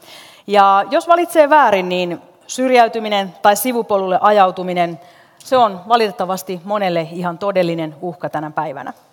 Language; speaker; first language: Finnish; native; Finnish